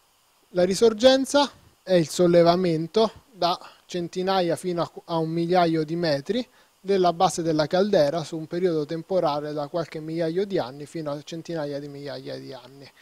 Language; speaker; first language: Italian; native; Italian